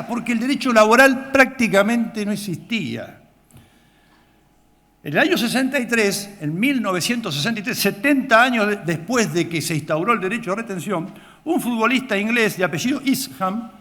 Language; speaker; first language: Spanish; native; Spanish